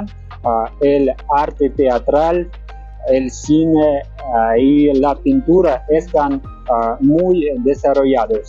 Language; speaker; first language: Spanish; non-native, learner; Russian